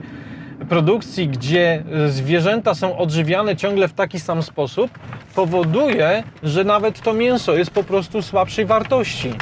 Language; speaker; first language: Polish; native; Polish